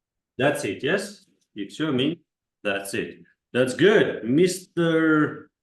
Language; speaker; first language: English; non-native, fluent; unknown